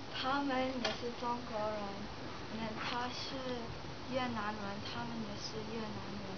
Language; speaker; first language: Chinese; early bilingual, heritage; Chinese